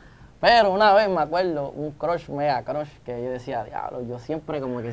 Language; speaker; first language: Spanish; native; Spanish